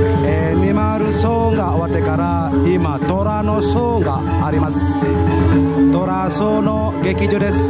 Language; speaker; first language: Japanese; non-native, fluent; Indonesian